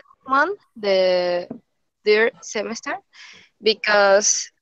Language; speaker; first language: English; non-native, learner; Spanish